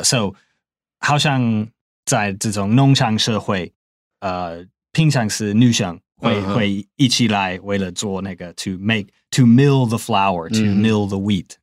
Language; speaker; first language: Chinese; non-native, fluent; English